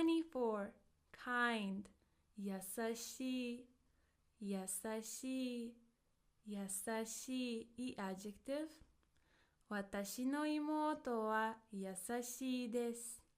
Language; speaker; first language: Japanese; non-native, fluent; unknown